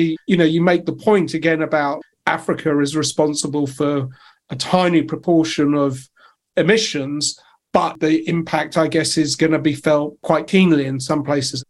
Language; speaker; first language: English; native; English